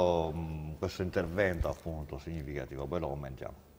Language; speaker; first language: Italian; native; Italian